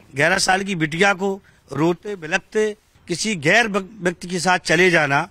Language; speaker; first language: Hindi; native; Hindi